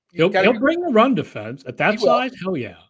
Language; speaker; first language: English; native; English